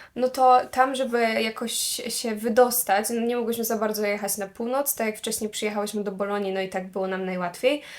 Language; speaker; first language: Polish; native; Polish